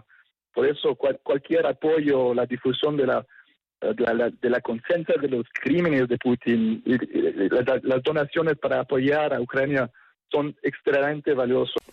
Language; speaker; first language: Spanish; non-native, fluent; French